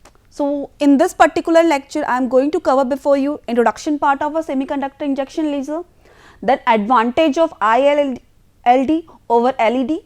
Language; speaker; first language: English; non-native, local second language; Hindi